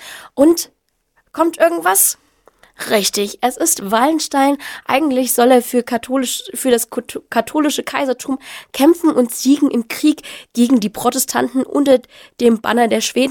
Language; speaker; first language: German; native; German